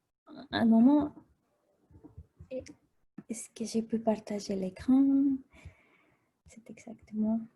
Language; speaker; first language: French; non-native, fluent; Spanish